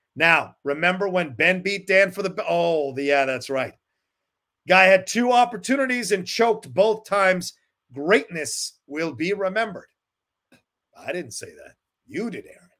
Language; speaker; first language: English; native; English